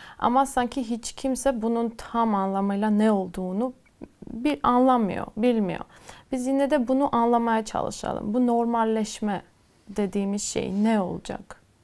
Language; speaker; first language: Turkish; non-native, fluent; Armenian